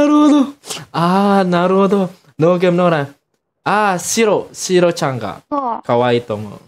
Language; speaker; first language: Japanese; non-native, learner; Indonesian